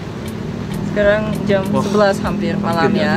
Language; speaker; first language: Indonesian; non-native, learner; Russian